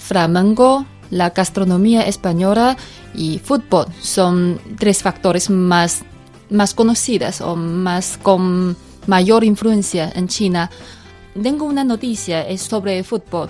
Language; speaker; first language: Spanish; non-native, fluent; Chinese